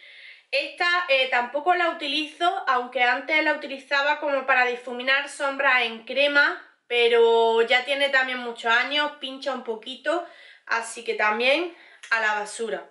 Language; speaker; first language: Spanish; native; Spanish